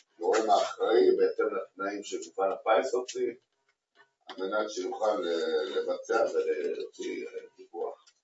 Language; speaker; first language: Hebrew; non-native, local second language; Arabic